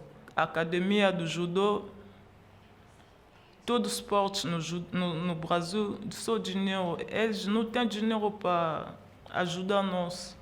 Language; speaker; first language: Portuguese; non-native, learner; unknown